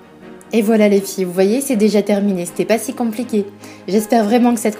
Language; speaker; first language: French; native; French